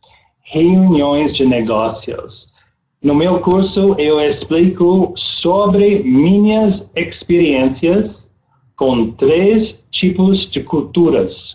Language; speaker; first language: Portuguese; non-native, learner; English